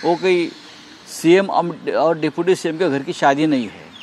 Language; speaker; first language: Hindi; non-native, local second language; Marathi